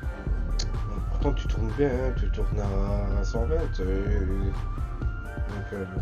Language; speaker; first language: French; native; French